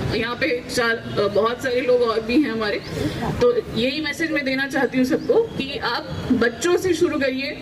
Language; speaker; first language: Hindi; non-native, local second language; Telugu